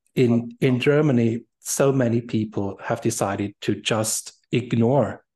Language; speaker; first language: English; non-native, fluent; German